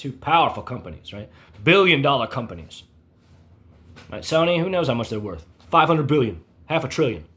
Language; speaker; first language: English; native; English